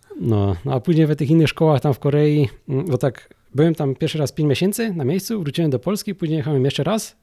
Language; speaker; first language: Polish; native; Polish